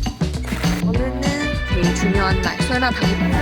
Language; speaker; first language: Korean; non-native, fluent; Chinese